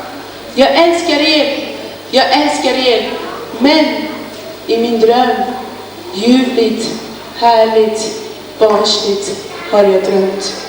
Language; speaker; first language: Swedish; non-native, learner; Kurdish